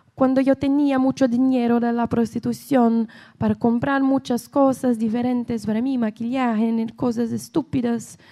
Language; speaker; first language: Spanish; non-native, learner; Portuguese